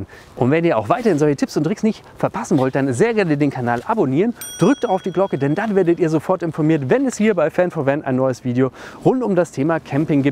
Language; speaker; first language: German; native; German